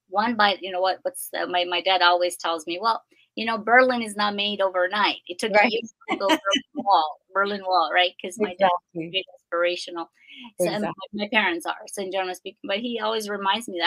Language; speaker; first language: English; non-native, fluent; Albanian